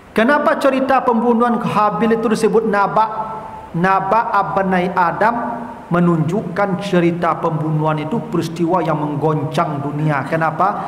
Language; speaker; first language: Malay; non-native, local second language; Minangkabau